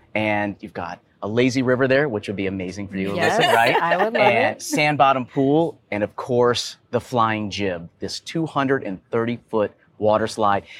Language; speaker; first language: English; native; English